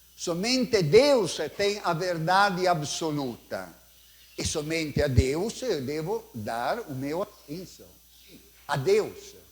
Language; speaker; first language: Portuguese; non-native, fluent; Italian